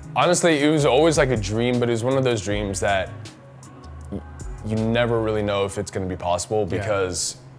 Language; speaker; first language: English; native; English